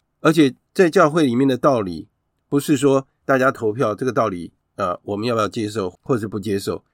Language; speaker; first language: Chinese; native; Chinese